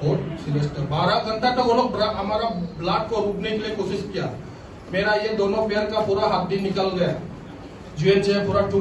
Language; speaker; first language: Hindi; non-native, local second language; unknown